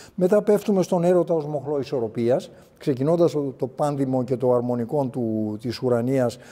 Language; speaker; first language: Greek; native; Greek